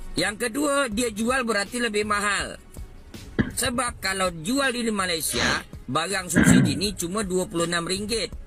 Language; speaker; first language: Malay; native; Malay